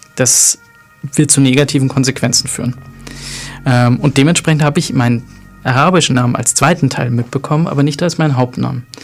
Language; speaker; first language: German; native; German